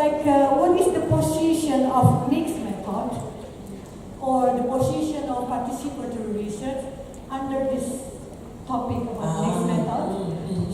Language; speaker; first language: English; non-native, fluent; Indonesian